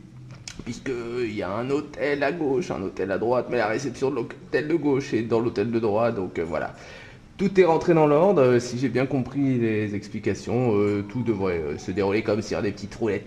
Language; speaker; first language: French; native; French